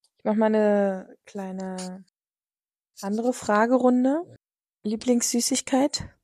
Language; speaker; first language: German; native; German